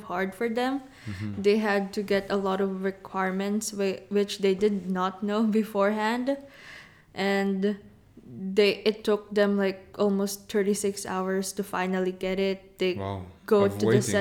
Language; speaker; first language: English; non-native, local second language; Filipino